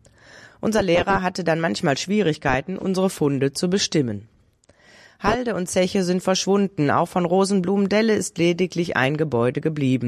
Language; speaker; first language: German; native; German